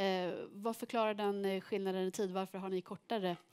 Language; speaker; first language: Swedish; native; Swedish